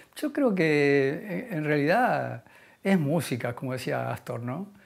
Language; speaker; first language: Spanish; native; Spanish